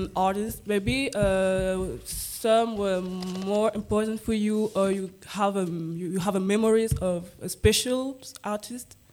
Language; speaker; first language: English; non-native, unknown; French